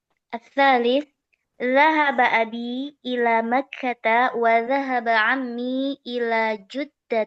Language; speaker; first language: Arabic; non-native, learner; Indonesian